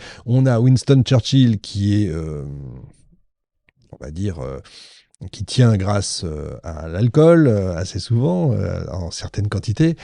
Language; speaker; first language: French; native; French